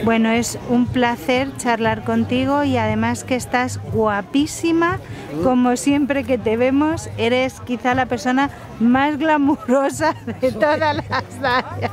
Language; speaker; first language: Spanish; native; Spanish